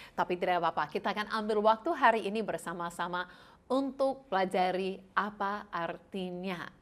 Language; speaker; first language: Indonesian; non-native, fluent; English